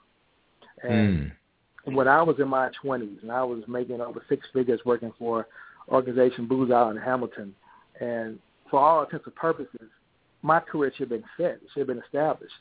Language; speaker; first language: English; native; English